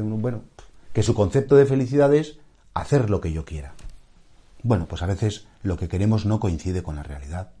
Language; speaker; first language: Spanish; native; Spanish